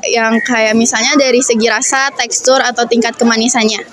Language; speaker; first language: Indonesian; native; Indonesian